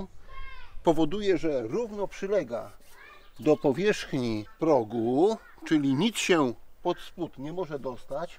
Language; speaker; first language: Polish; native; Polish